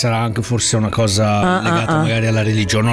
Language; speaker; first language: Italian; native; Italian